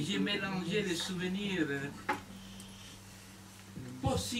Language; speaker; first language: French; non-native, fluent; Spanish